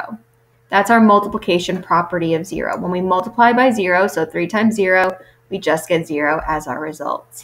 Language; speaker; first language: English; native; English